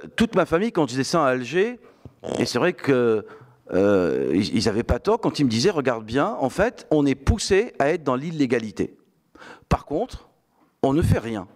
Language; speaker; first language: French; non-native, local second language; Arabic